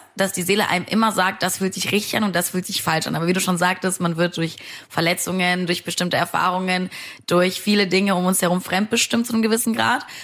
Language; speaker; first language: German; early bilingual, other home language; Romanian